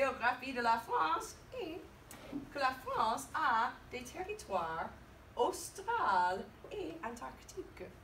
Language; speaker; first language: French; non-native, fluent; English